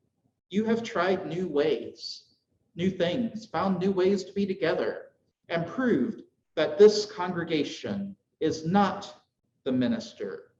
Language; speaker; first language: English; native; English